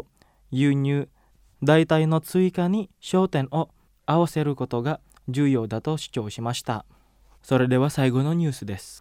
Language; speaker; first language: Japanese; non-native, fluent; Indonesian